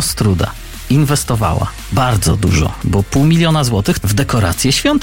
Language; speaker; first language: Polish; native; Polish